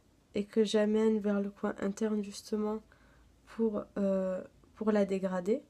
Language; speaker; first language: French; native; French